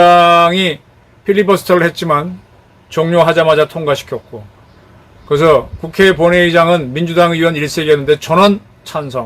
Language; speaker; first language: Korean; native; Korean